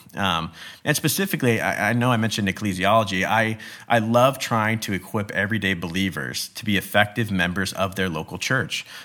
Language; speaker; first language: English; native; English